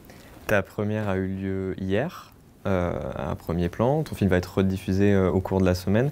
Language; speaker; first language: French; native; French